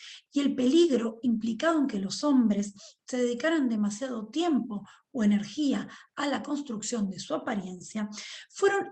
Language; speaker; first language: Spanish; native; Spanish